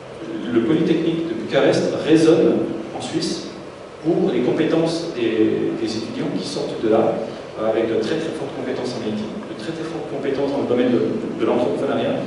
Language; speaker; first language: French; native; French